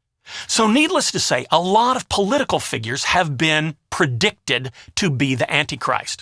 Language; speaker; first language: English; native; English